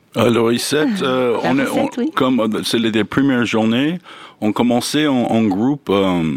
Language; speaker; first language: French; non-native, learner; English